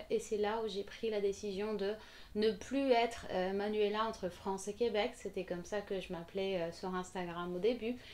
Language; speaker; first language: French; non-native, fluent; Portuguese